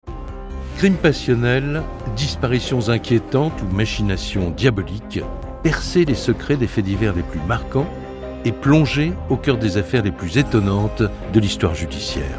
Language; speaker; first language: French; native; French